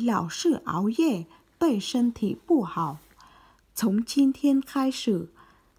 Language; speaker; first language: Chinese; non-native, learner; Vietnamese